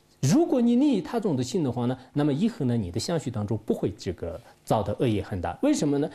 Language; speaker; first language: Chinese; non-native, local second language; Tibetan